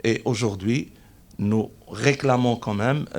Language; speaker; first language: French; non-native, local second language; Arabic